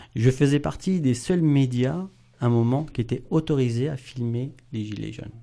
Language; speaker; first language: French; native; French